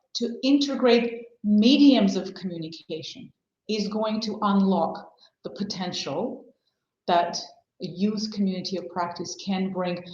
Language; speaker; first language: English; non-native, fluent; Armenian